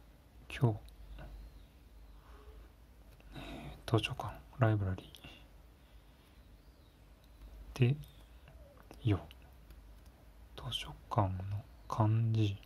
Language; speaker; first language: Japanese; non-native, learner; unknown